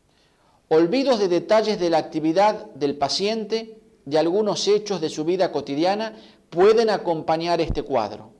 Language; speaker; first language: Spanish; native; Spanish